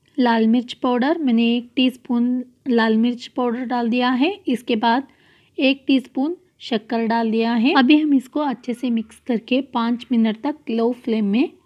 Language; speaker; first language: Hindi; non-native, local second language; Kannada